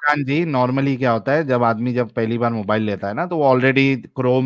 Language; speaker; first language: Hindi; native; Hindi